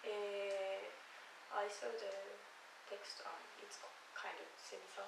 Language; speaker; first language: English; non-native, learner; Japanese